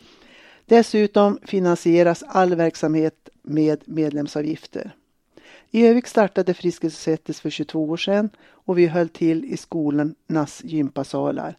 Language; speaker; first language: Swedish; native; Swedish